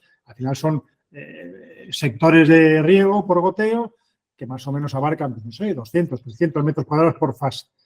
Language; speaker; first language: Spanish; native; Spanish